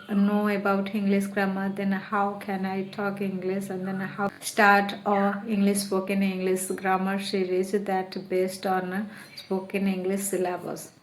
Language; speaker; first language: English; non-native, learner; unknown